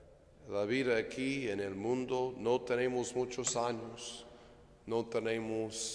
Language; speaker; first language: Spanish; non-native, fluent; English